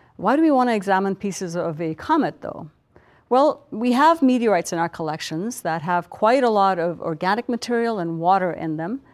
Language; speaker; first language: English; non-native, local second language; Punjabi